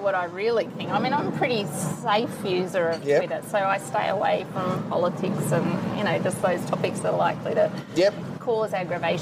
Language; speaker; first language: English; native; English